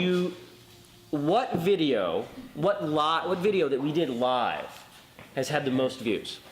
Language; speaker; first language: English; native; English